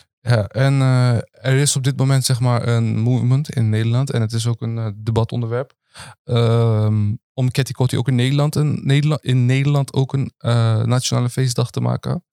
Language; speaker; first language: Dutch; early bilingual, other home language; Arabic